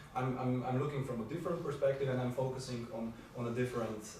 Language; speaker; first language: English; non-native, fluent; Slovenian